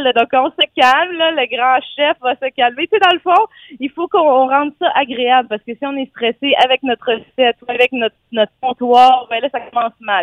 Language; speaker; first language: French; native; French